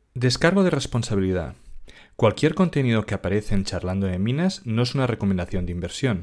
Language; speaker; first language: Spanish; native; Spanish